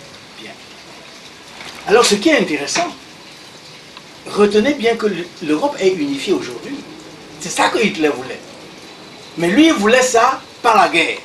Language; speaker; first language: French; non-native, local second language; Duala